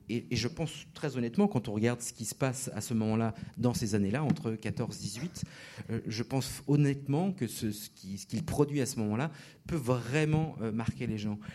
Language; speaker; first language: French; native; French